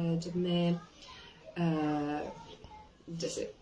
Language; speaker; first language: Hindi; non-native, fluent; Italian